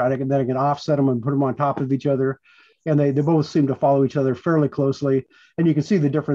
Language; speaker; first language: English; native; English